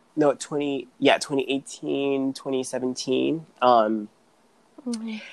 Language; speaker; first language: English; non-native, fluent; Rundi